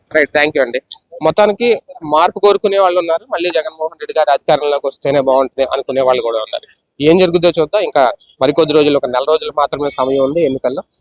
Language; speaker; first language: Telugu; native; Telugu